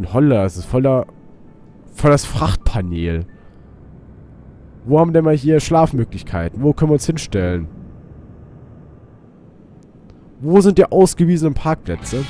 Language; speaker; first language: German; native; German